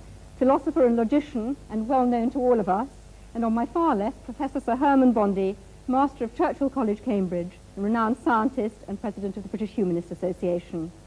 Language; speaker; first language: English; native; English